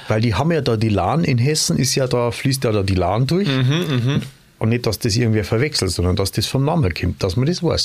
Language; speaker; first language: German; native; German